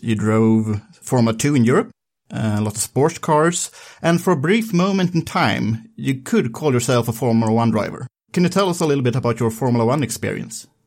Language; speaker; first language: English; non-native, fluent; Swedish